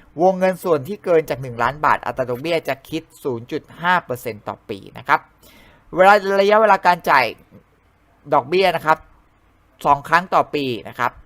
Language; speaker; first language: Thai; native; Thai